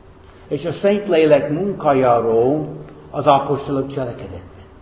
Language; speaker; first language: Hungarian; non-native, fluent; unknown